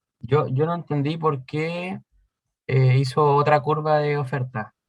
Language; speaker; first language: Spanish; native; Spanish